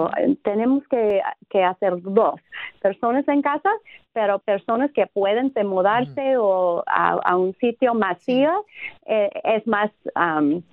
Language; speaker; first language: Spanish; non-native, fluent; English